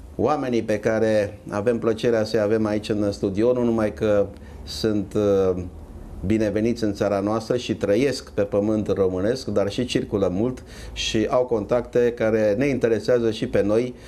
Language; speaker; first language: Romanian; native; Romanian